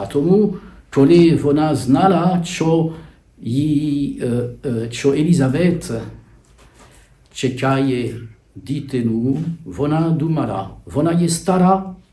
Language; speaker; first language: Ukrainian; non-native, learner; French